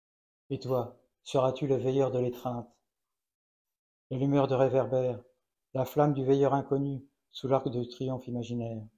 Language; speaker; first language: French; native; French